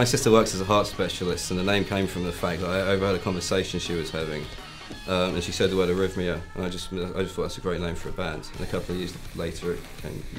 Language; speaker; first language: English; native; English